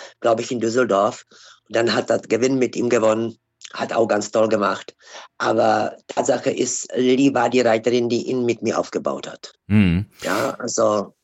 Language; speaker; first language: German; non-native, fluent; Czech